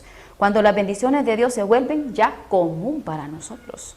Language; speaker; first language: Spanish; native; Spanish